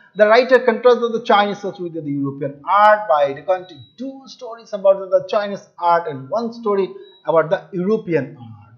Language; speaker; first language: English; non-native, local second language; Hindi